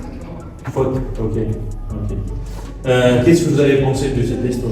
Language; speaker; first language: French; native; French